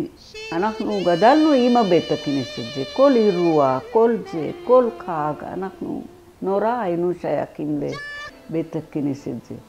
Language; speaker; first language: Hebrew; non-native, fluent; Marathi